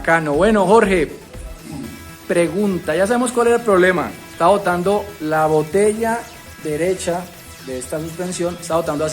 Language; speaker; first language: Spanish; native; Spanish